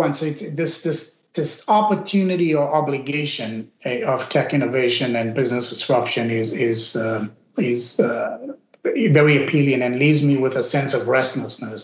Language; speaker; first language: English; native; English